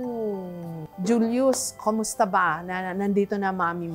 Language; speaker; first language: Filipino; native; Filipino